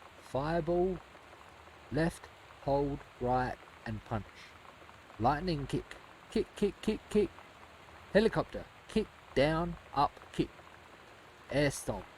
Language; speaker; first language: English; native; English